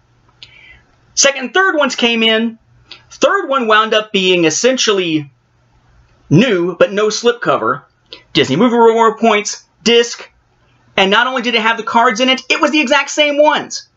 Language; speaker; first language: English; native; English